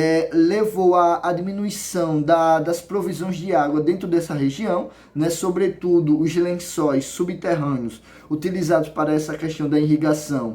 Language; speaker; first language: Portuguese; native; Portuguese